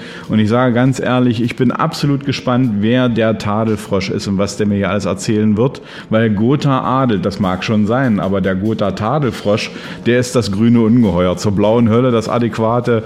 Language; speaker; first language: German; native; German